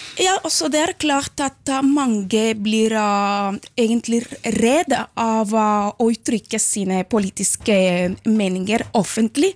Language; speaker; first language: Norwegian; non-native, fluent; Spanish